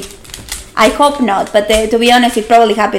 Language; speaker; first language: English; non-native, fluent; Spanish